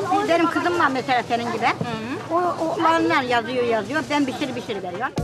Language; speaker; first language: Turkish; native; Turkish